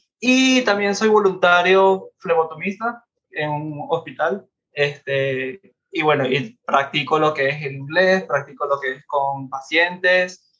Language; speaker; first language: Spanish; native; Spanish